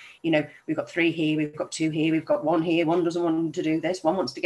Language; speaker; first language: English; native; English